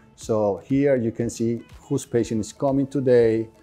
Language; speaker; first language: English; non-native, fluent; Spanish